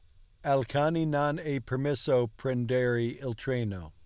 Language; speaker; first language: Italian; non-native, learner; English